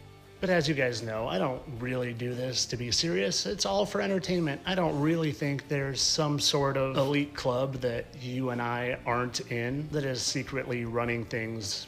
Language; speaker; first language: English; native; English